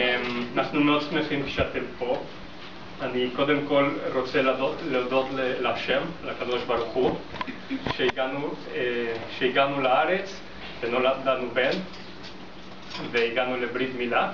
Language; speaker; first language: Hebrew; non-native, fluent; English